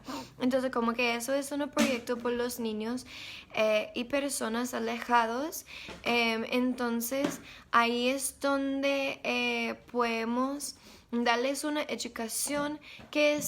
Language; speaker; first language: Spanish; non-native, learner; English